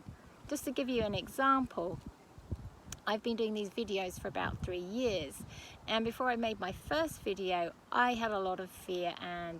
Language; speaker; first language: English; native; English